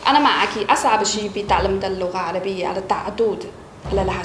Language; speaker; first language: Arabic; non-native, fluent; Chinese